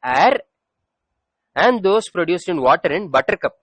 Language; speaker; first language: English; non-native, local second language; Tamil